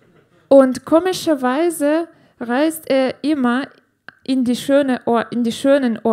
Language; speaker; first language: German; non-native, fluent; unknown